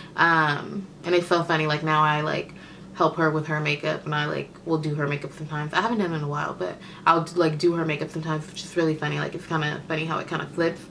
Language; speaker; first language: English; native; English